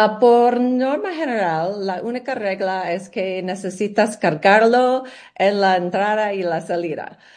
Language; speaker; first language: Spanish; non-native, learner; English